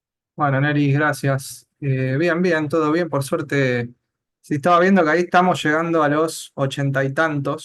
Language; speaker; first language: Spanish; native; Spanish